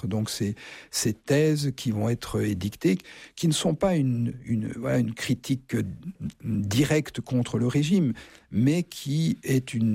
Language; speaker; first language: French; native; French